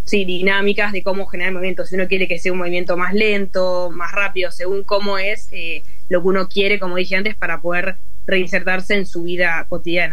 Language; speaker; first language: Spanish; native; Spanish